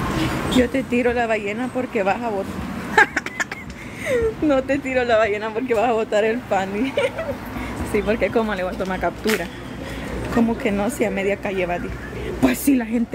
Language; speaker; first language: Spanish; native; Spanish